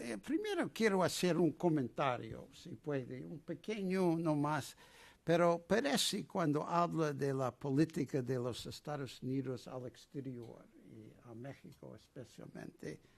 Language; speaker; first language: Spanish; non-native, fluent; English